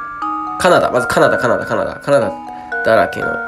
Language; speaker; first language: Japanese; native; Japanese